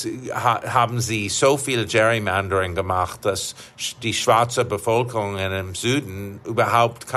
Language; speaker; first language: German; non-native, fluent; English